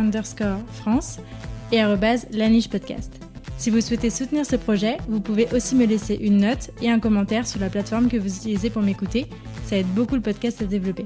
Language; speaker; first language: French; native; French